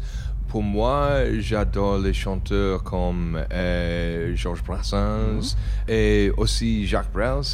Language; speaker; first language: French; non-native, learner; English